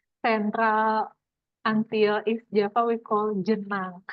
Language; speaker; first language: English; non-native, fluent; Indonesian